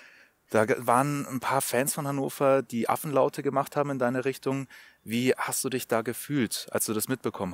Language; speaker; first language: German; native; German